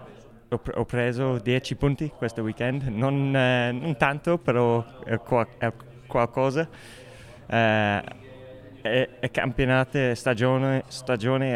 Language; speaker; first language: Italian; non-native, learner; English